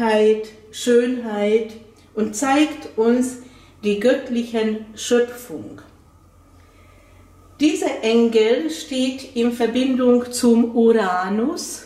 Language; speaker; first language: German; non-native, fluent; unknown